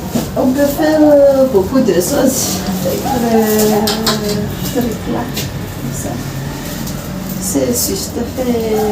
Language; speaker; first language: French; non-native, learner; Malagasy